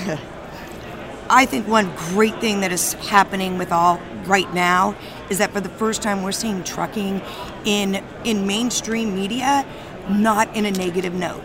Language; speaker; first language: English; native; English